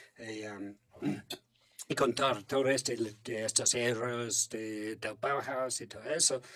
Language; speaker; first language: Spanish; non-native, fluent; English